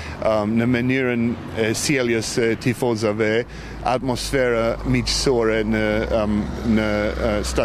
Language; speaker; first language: Albanian; non-native, fluent; English